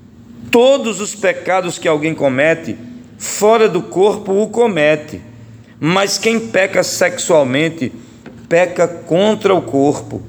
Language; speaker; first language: Portuguese; native; Portuguese